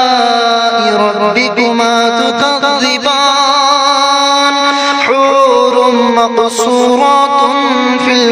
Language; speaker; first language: Arabic; native; Arabic